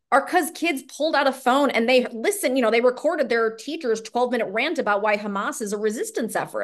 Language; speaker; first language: English; native; English